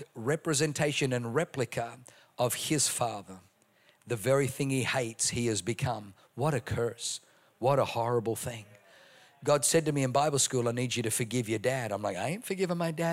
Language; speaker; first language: English; non-native, local second language; German